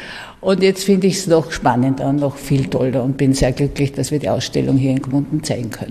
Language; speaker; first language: German; native; German